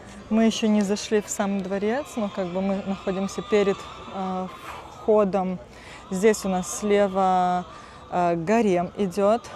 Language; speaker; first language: Russian; native; Russian